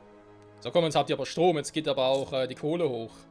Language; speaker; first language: German; native; German